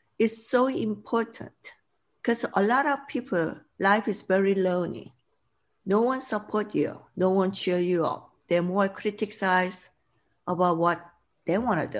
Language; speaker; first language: English; non-native, learner; Korean